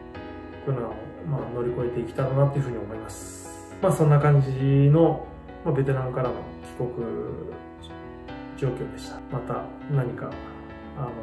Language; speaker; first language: Japanese; native; Japanese